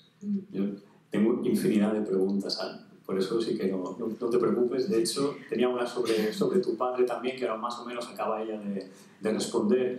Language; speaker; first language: Spanish; native; Spanish